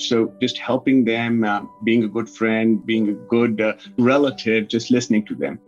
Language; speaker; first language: English; non-native, local second language; Punjabi